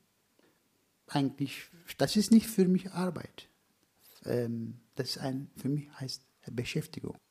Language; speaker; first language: German; non-native, fluent; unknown